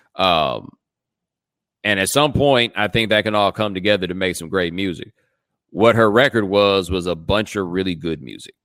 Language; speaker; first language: English; native; English